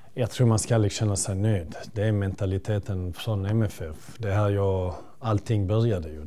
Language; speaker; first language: Swedish; early bilingual, other home language; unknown